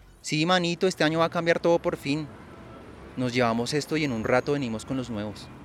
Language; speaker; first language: Spanish; native; Spanish